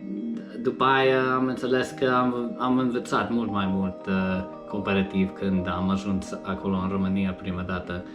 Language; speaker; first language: Romanian; non-native, learner; English